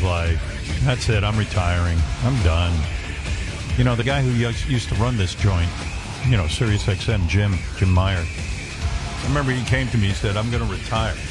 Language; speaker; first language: English; native; English